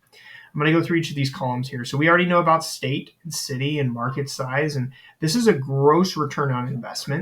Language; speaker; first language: English; native; English